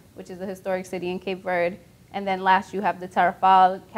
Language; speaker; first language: English; native; English